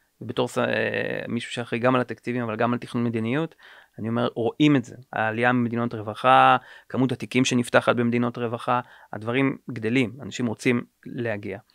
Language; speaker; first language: Hebrew; native; Hebrew